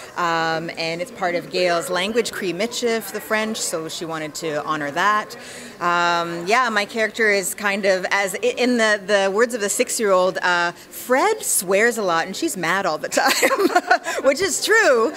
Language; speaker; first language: English; early bilingual, other home language; French